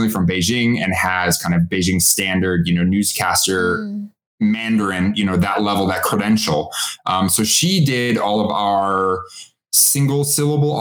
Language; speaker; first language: English; native; English